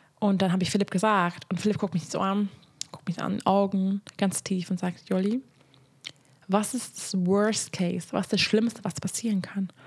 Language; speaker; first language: German; non-native, fluent; Hungarian